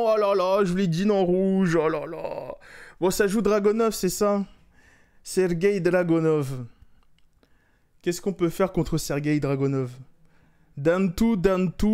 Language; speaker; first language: French; native; French